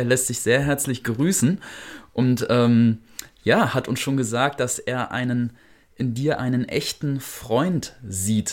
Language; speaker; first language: German; native; German